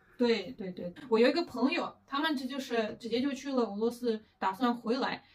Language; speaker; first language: Chinese; non-native, fluent; Russian